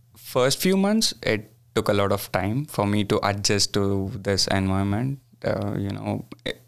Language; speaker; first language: English; non-native, local second language; Kannada